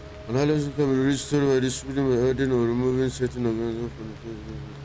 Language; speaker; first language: Turkish; native; Turkish